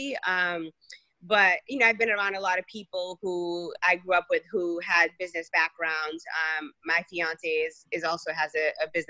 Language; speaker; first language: English; early bilingual, other home language; Kabuverdianu